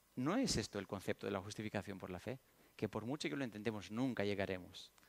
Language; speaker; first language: Spanish; early bilingual, other home language; Romanian